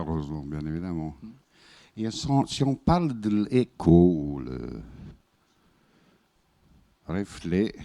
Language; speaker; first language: French; non-native, fluent; Bosnian